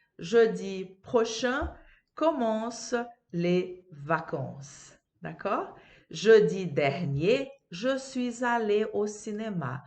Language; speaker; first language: French; non-native, fluent; Portuguese